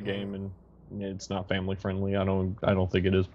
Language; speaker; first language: English; native; English